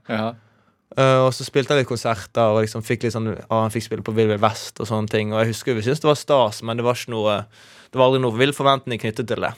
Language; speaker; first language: Norwegian; native; Norwegian